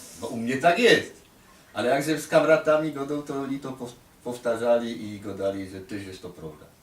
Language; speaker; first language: Polish; native; Polish